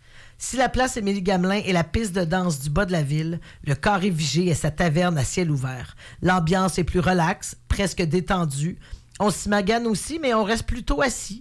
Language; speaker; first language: French; native; French